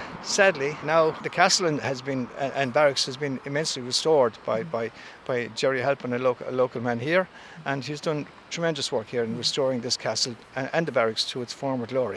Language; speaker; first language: English; native; English